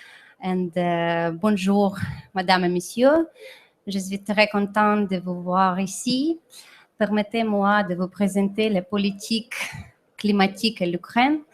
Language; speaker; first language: French; non-native, learner; Ukrainian